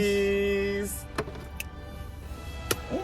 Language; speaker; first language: English; native; English